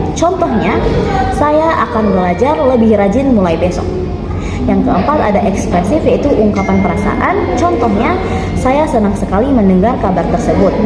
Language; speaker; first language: Indonesian; native; Indonesian